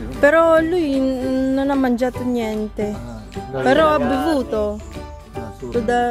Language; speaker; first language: Italian; non-native, fluent; Filipino